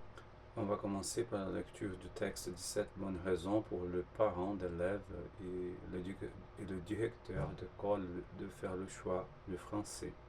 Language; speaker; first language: French; non-native, fluent; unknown